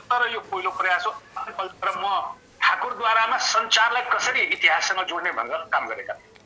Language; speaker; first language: Nepali; native; Nepali